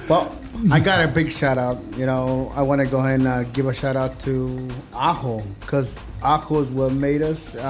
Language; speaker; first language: English; early bilingual, other home language; Spanish